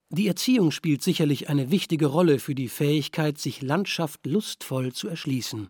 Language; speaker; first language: German; native; German